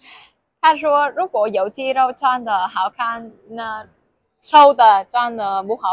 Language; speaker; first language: Chinese; non-native, fluent; Vietnamese